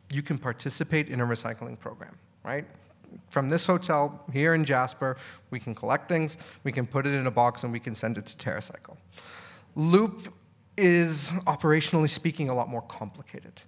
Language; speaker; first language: English; native; English